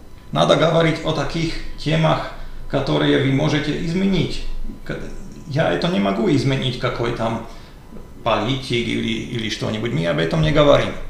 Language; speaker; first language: Russian; non-native, learner; Slovak